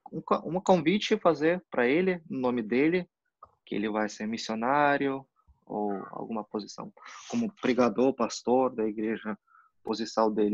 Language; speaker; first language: Portuguese; non-native, fluent; Russian